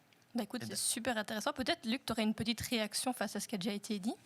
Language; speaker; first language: French; native; French